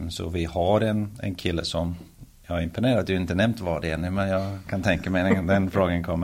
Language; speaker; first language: Swedish; early bilingual, heritage; Swedish